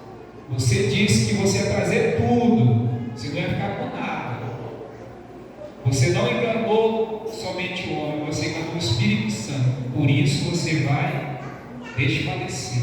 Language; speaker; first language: Portuguese; native; Portuguese